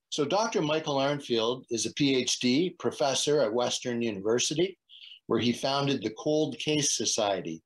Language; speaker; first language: English; native; English